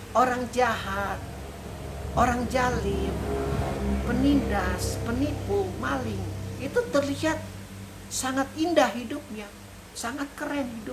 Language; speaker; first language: Indonesian; native; Indonesian